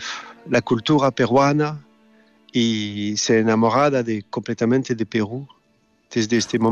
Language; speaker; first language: Spanish; non-native, learner; French